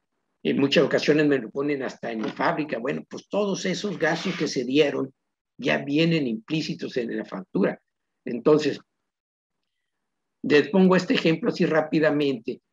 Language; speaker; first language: Spanish; native; Spanish